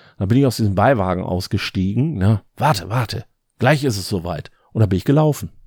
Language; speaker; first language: German; native; German